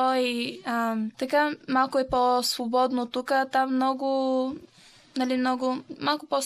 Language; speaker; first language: Bulgarian; early bilingual, heritage; Bulgarian